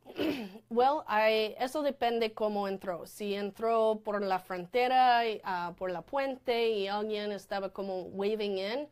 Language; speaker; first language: Spanish; non-native, fluent; English